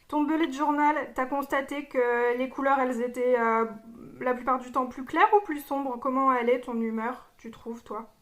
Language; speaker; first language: French; native; French